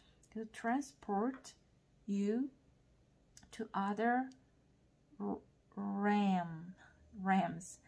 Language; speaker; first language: English; non-native, learner; Korean